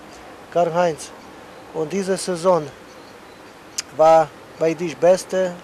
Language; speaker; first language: German; non-native, learner; Polish